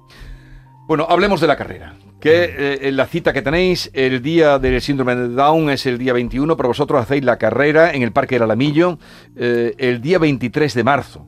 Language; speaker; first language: Spanish; native; Spanish